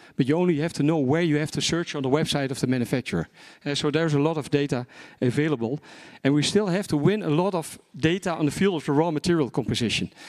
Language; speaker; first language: English; non-native, fluent; Dutch